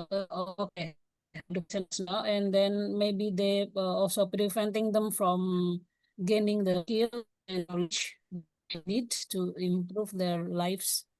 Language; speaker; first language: English; non-native, learner; Indonesian